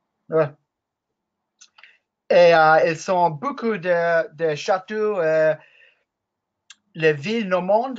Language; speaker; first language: French; non-native, learner; English